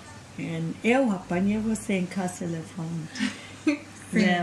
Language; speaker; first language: Portuguese; non-native, fluent; English